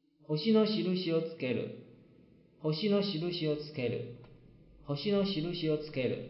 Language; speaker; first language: Japanese; non-native, fluent; Chinese